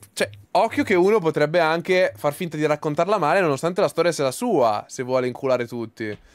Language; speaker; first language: Italian; native; Italian